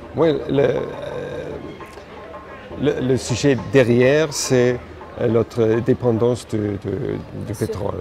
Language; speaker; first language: French; non-native, fluent; German